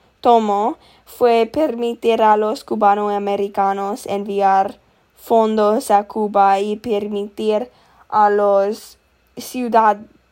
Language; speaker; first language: Spanish; non-native, learner; English